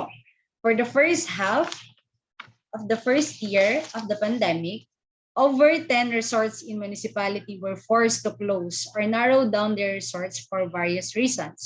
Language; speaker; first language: English; non-native, local second language; Filipino